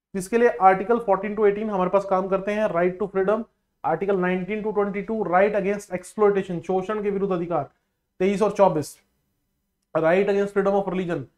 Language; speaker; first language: Hindi; non-native, local second language; Punjabi